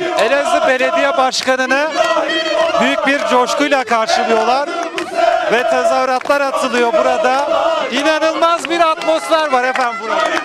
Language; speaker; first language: Turkish; native; Turkish